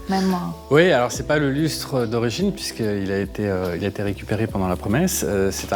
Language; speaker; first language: French; native; French